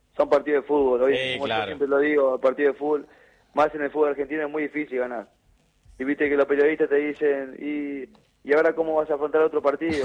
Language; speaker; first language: Spanish; native; Spanish